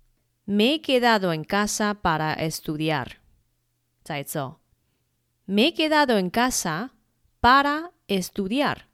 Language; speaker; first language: Spanish; non-native, fluent; Chinese